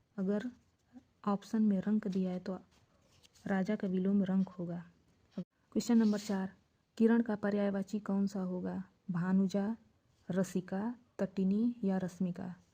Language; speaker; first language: Hindi; native; Hindi